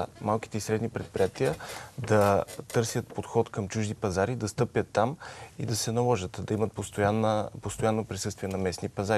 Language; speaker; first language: Bulgarian; native; Bulgarian